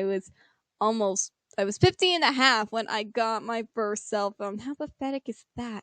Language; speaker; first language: English; native; English